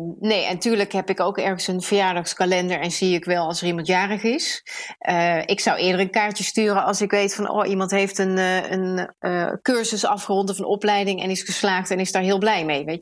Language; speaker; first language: Dutch; native; Dutch